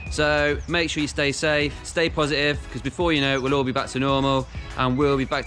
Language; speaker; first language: English; native; English